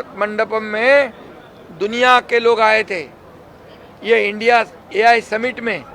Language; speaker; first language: Hindi; non-native, local second language; Marathi